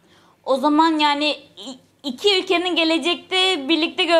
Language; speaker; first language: Turkish; native; Turkish